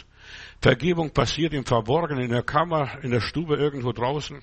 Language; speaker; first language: German; native; German